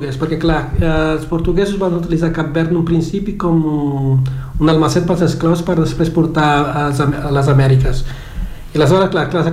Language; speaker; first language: Catalan; non-native, fluent; Kabuverdianu